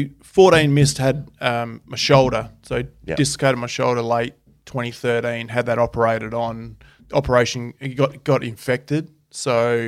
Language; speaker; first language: English; native; English